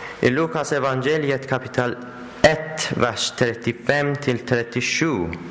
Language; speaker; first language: Swedish; non-native, learner; Persian